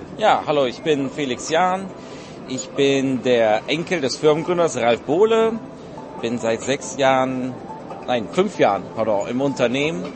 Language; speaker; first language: German; native; German